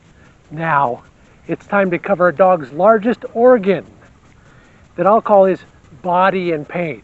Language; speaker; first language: English; native; English